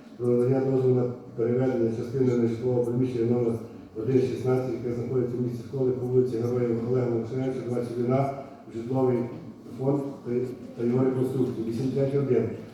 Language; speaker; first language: Ukrainian; native; Ukrainian